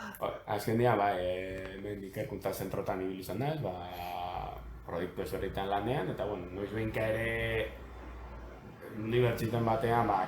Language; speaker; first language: Basque; native; Basque